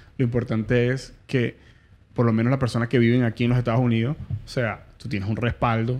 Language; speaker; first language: Spanish; native; Spanish